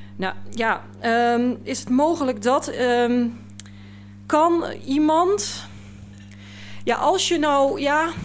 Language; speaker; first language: Dutch; native; Dutch